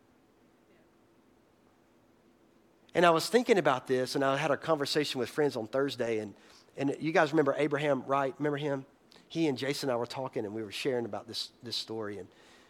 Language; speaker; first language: English; native; English